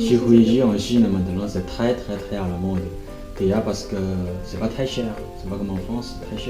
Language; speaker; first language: French; non-native, fluent; Chinese